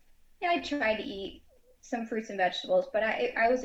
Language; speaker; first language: English; native; English